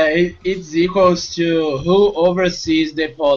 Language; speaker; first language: English; non-native, fluent; Portuguese